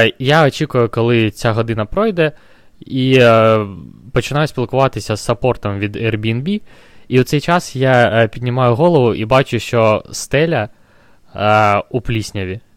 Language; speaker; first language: Ukrainian; non-native, local second language; Russian